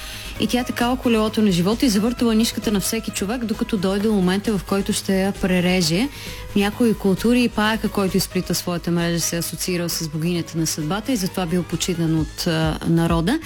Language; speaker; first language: Bulgarian; native; Bulgarian